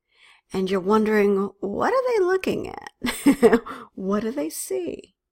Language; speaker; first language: English; native; English